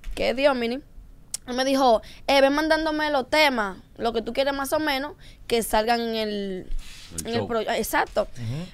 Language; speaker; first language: Spanish; native; Spanish